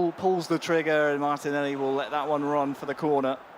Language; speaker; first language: English; native; English